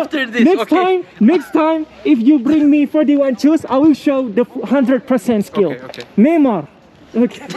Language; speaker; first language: English; non-native, learner; Thai